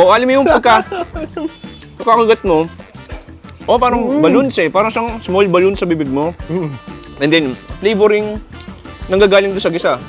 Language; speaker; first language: Filipino; native; Filipino